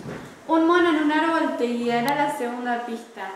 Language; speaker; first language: Spanish; native; Spanish